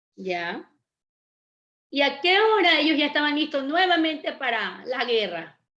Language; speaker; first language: Spanish; native; Spanish